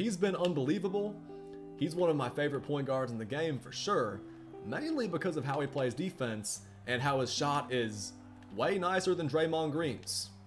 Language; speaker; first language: English; native; English